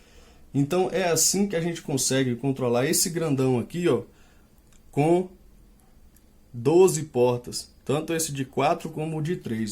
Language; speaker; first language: Portuguese; native; Portuguese